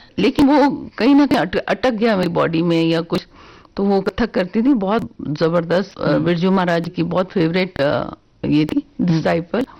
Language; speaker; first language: Hindi; native; Hindi